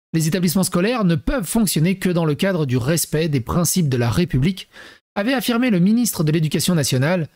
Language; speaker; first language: French; native; French